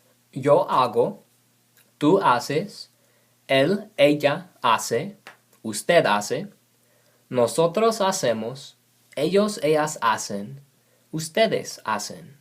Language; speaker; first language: Spanish; non-native, fluent; English